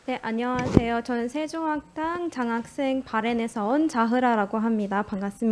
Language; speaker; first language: Korean; non-native, fluent; Arabic